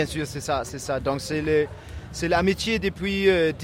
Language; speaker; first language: French; non-native, learner; Danish